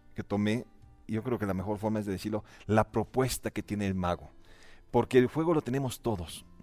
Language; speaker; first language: Spanish; native; Spanish